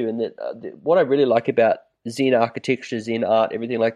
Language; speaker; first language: English; native; English